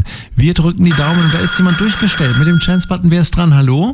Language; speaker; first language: German; native; German